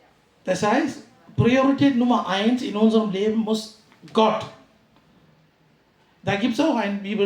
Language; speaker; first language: German; non-native, fluent; Tamil